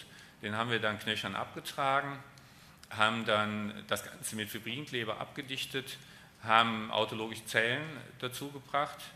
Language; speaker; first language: German; native; German